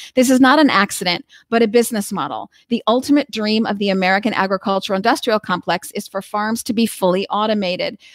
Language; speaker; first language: English; native; English